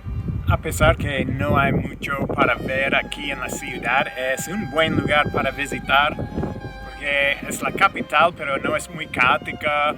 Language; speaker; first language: Spanish; non-native, fluent; English